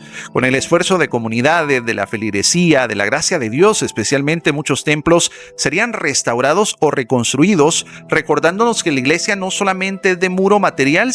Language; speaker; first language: Spanish; native; Spanish